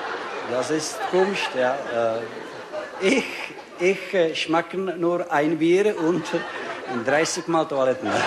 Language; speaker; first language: German; non-native, learner; Czech